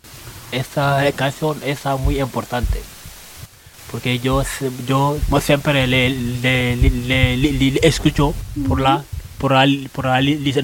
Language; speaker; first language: Spanish; non-native, learner; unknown